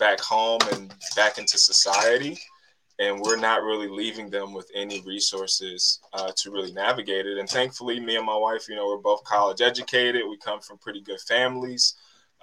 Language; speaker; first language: English; native; English